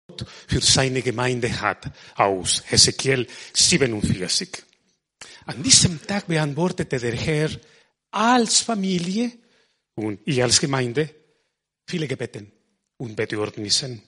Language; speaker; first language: German; non-native, fluent; Spanish